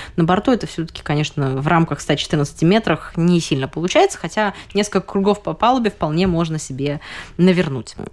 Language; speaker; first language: Russian; native; Russian